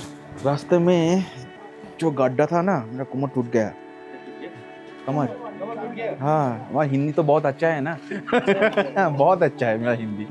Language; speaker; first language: Hindi; non-native, local second language; Bangla